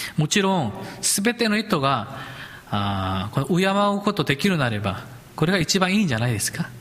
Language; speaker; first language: Japanese; non-native, fluent; Korean